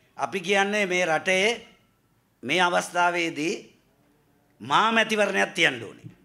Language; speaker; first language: Sinhala; non-native, local second language; Tamil